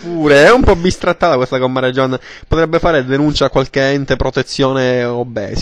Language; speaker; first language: Italian; native; Italian